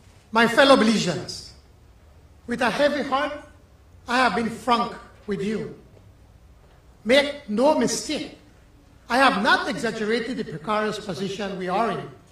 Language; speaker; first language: English; native; English